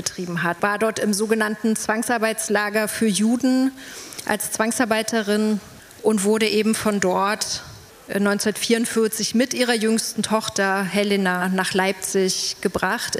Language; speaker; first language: German; native; German